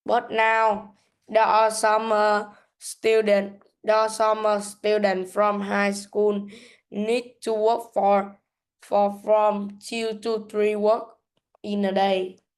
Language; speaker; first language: English; non-native, learner; Vietnamese